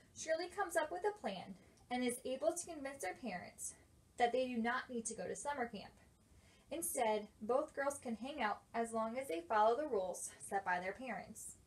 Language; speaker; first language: English; native; English